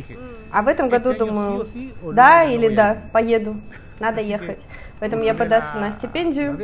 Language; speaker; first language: Russian; non-native, learner; Spanish